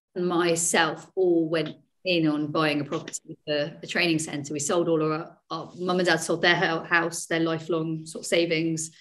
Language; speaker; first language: English; native; English